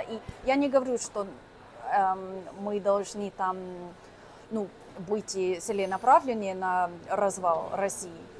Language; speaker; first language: Russian; non-native, fluent; English